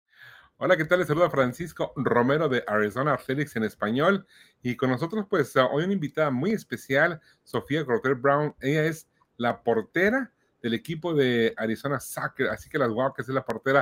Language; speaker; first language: Spanish; native; Spanish